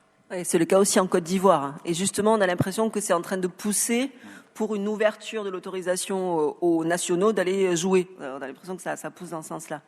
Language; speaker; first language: French; native; French